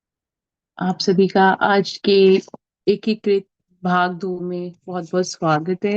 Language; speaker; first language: Hindi; native; Hindi